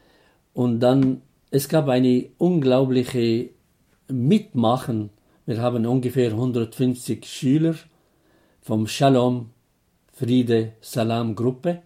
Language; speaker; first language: German; non-native, fluent; Arabic